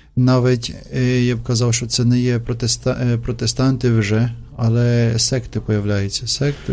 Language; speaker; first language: Ukrainian; non-native, fluent; Portuguese